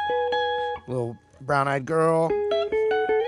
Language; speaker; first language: English; native; English